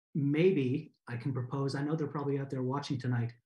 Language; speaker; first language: English; native; English